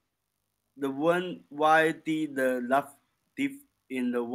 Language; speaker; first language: English; non-native, learner; Chinese